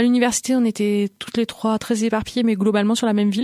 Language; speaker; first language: French; native; French